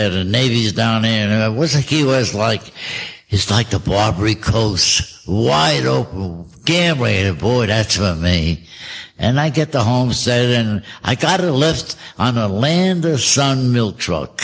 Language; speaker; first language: English; native; English